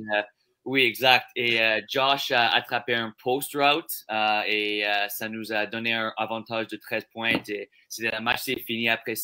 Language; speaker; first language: French; non-native, local second language; English